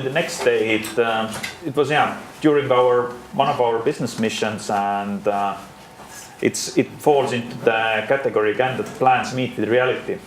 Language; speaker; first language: English; non-native, fluent; Estonian